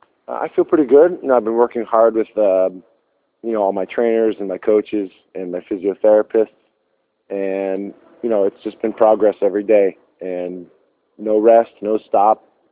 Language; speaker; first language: English; native; English